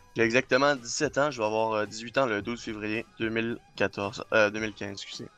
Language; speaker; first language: French; non-native, local second language; English